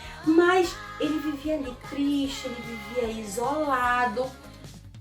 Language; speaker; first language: Portuguese; native; Portuguese